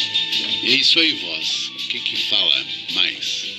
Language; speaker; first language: Portuguese; native; Portuguese